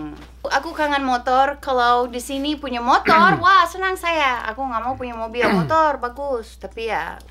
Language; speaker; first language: Indonesian; non-native, fluent; English